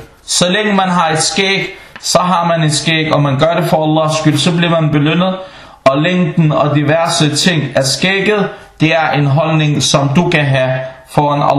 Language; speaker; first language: Danish; non-native, fluent; Arabic